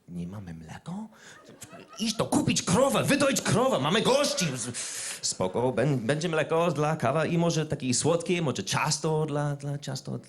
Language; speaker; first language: Polish; non-native, learner; English